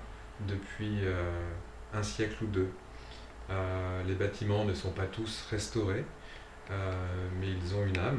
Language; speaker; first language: French; native; French